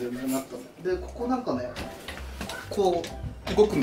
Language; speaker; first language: Japanese; native; Japanese